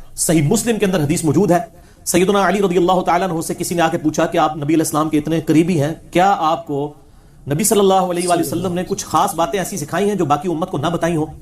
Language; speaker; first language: Urdu; non-native, local second language; Punjabi